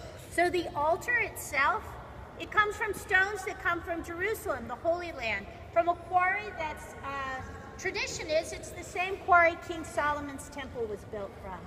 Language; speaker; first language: English; native; English